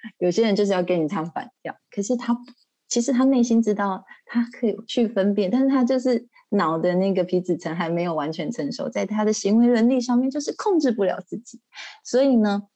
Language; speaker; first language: Chinese; native; Chinese